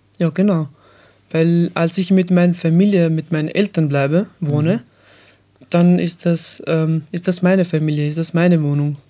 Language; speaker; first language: German; non-native, learner; Persian